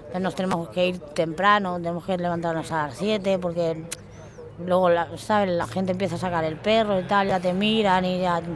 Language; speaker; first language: Spanish; native; Spanish